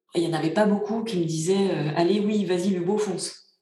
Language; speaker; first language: French; early bilingual, other home language; Bulgarian